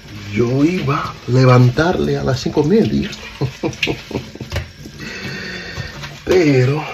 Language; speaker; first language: Spanish; early bilingual, heritage; English